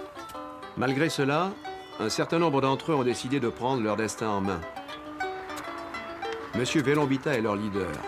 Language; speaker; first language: French; native; French